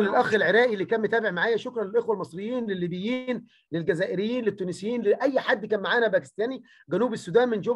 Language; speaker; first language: Arabic; native; Arabic